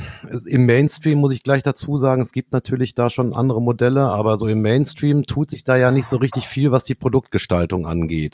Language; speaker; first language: German; native; German